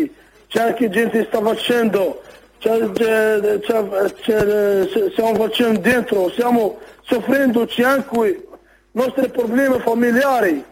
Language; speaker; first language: Italian; non-native, learner; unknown